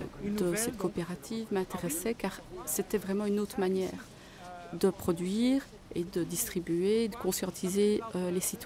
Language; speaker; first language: French; native; French